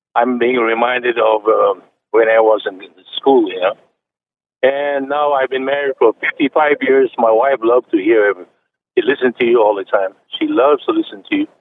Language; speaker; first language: English; non-native, fluent; Chinese